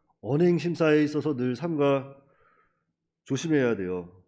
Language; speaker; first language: Korean; native; Korean